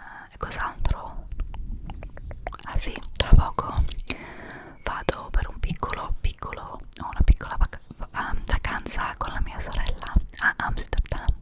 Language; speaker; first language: Italian; non-native, fluent; English